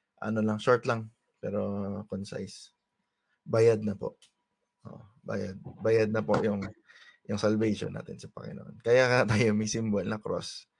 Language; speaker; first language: Filipino; native; Filipino